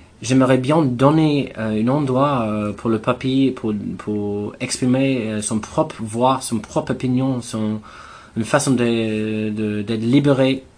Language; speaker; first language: French; non-native, learner; English